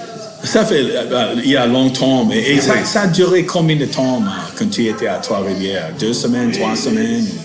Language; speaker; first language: French; non-native, fluent; English